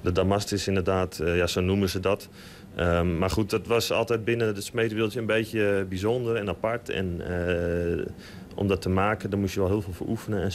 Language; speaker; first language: Dutch; native; Dutch